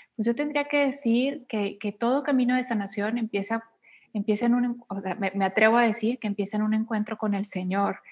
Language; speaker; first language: Spanish; native; Spanish